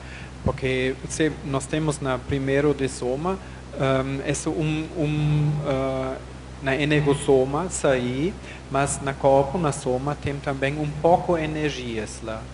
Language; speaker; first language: Portuguese; non-native, learner; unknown